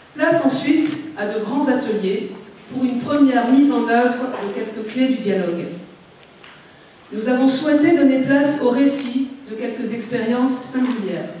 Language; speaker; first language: French; native; French